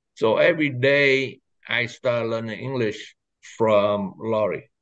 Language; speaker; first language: English; non-native, fluent; Vietnamese